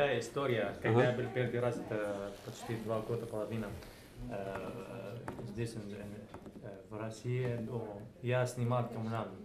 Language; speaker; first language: Russian; non-native, learner; Arabic